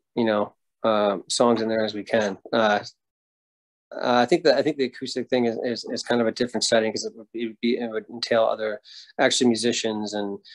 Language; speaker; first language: English; native; English